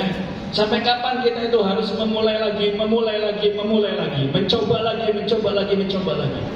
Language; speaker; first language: Indonesian; native; Indonesian